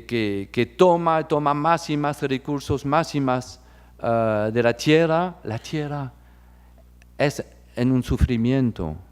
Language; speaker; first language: Spanish; non-native, fluent; French